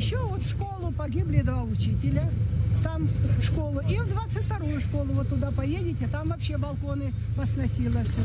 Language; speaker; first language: Russian; native; Russian